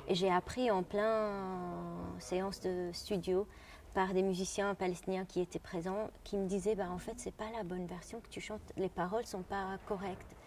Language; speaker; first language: French; non-native, fluent; Arabic